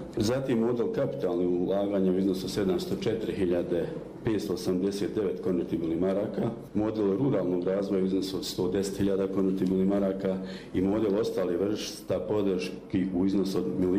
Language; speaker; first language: Bosnian; native; Bosnian